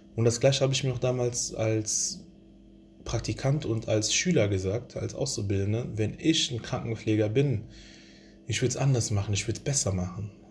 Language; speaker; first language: German; early bilingual, other home language; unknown